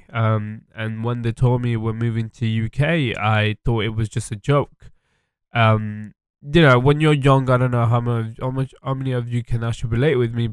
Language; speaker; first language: English; early bilingual, other home language; French